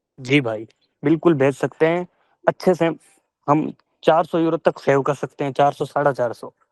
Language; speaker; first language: Hindi; native; Hindi